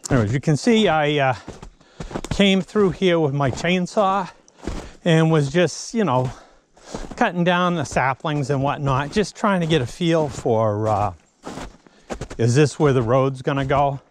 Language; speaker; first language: English; native; English